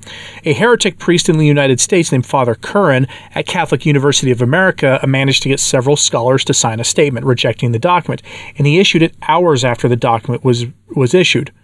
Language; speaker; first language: English; native; English